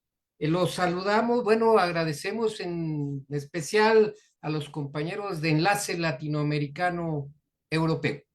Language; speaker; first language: Spanish; native; Spanish